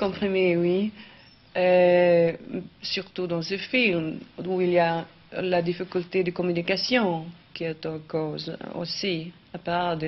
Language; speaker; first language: French; non-native, fluent; Swedish